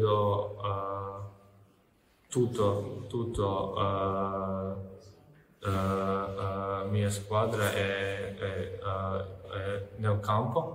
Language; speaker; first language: Italian; non-native, learner; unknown